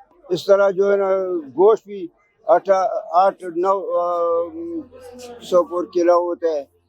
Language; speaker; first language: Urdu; non-native, local second language; Pashto